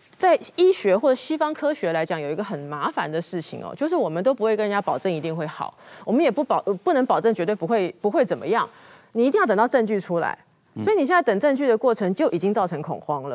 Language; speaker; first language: Chinese; native; Chinese